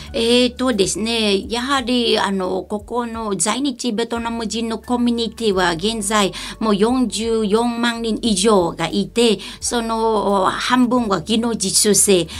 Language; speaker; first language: Japanese; non-native, fluent; Vietnamese